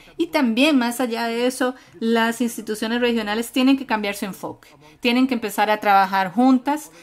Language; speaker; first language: Spanish; non-native, fluent; English